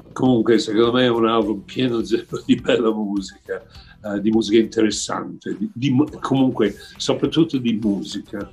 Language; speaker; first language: Italian; non-native, fluent; English